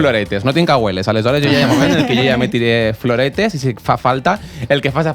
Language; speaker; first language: Catalan; native; Catalan